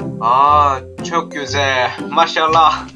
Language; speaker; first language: Turkish; non-native, learner; Korean